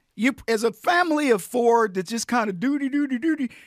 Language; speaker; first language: English; native; English